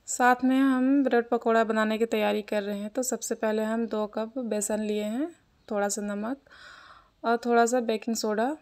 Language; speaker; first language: Hindi; native; Hindi